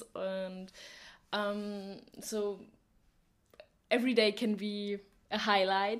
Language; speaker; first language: English; non-native, fluent; German